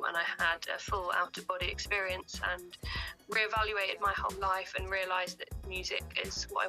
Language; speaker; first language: English; native; English